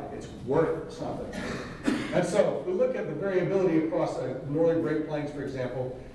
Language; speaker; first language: English; native; English